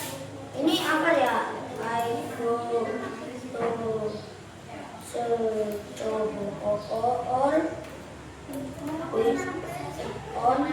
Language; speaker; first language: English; non-native, learner; Indonesian